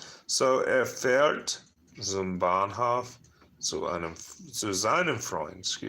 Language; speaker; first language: German; non-native, learner; English